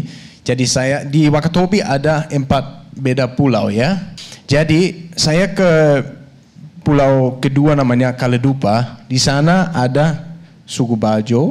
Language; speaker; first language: Indonesian; non-native, fluent; Danish